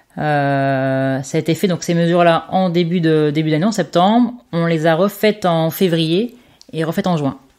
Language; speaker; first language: French; native; French